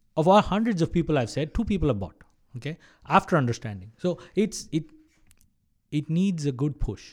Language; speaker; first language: English; non-native, local second language; Malayalam